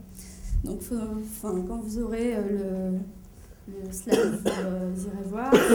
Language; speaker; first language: French; native; French